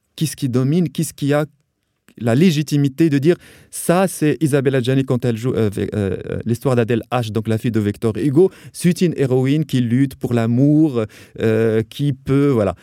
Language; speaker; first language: French; non-native, local second language; Arabic